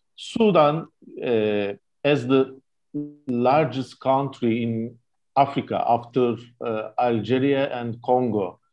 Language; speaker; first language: English; non-native, fluent; Turkish